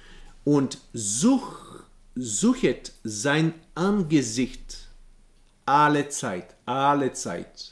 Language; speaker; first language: German; non-native, learner; Bulgarian